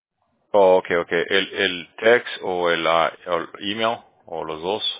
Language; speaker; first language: Spanish; native; Spanish